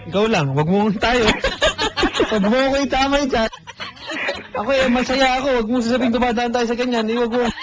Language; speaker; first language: Filipino; native; Filipino